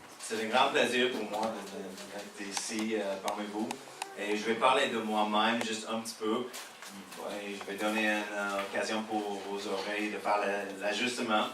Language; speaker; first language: French; non-native, fluent; English